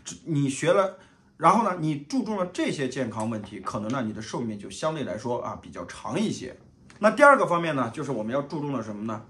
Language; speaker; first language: Chinese; native; Chinese